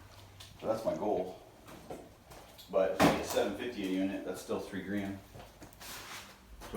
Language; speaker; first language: English; native; English